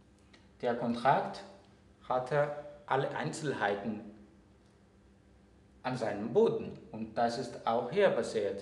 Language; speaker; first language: German; non-native, fluent; Greek